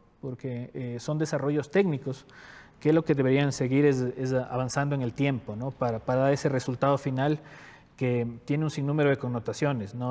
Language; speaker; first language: Spanish; native; Spanish